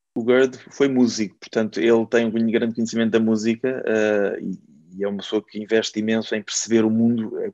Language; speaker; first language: Portuguese; native; Portuguese